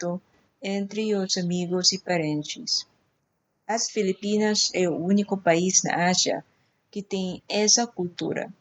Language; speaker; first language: Portuguese; non-native, fluent; Filipino